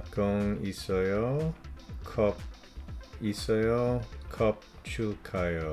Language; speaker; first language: Korean; non-native, learner; English